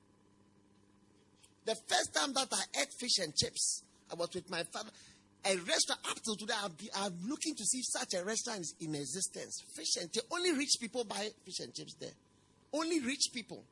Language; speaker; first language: English; non-native, local second language; Akan